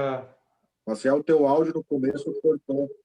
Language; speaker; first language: Portuguese; native; Portuguese